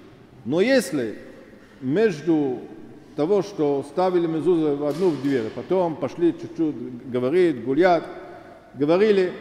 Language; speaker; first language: Russian; non-native, fluent; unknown